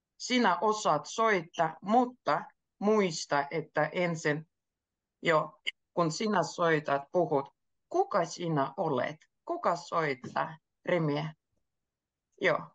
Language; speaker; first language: Finnish; native; Finnish